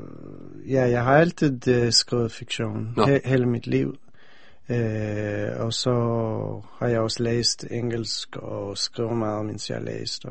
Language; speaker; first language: Danish; non-native, fluent; English